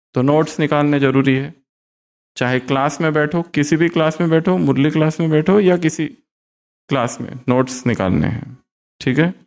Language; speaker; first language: Hindi; native; Hindi